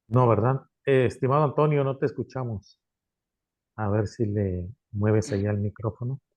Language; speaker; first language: Spanish; native; Spanish